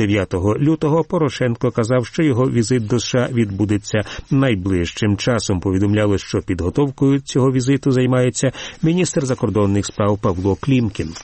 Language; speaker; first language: Ukrainian; native; Ukrainian